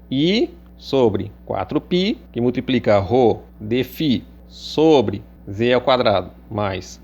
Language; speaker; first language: Portuguese; native; Portuguese